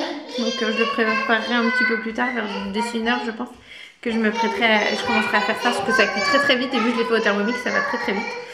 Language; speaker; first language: French; native; French